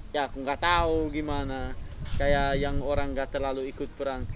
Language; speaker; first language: Indonesian; non-native, learner; Dutch